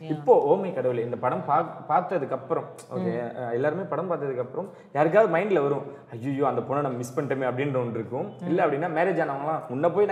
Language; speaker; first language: Tamil; native; Tamil